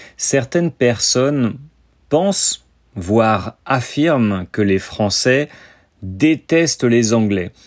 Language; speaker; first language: French; native; French